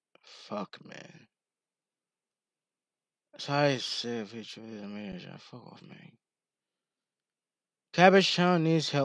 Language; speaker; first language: English; native; English